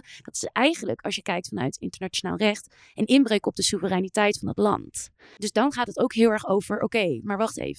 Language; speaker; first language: Dutch; native; Dutch